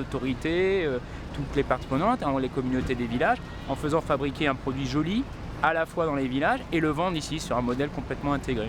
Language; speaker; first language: French; native; French